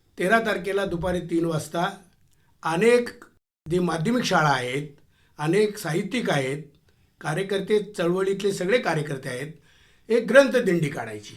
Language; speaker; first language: Marathi; native; Marathi